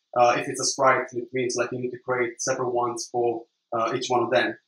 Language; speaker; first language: English; non-native, fluent; Italian